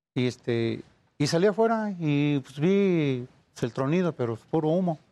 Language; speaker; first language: Spanish; native; Spanish